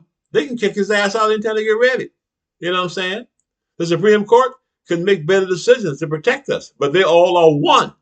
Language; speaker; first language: English; native; English